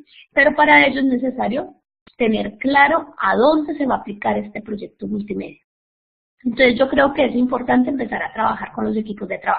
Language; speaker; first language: Spanish; native; Spanish